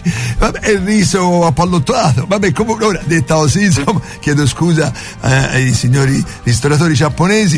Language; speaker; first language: Italian; native; Italian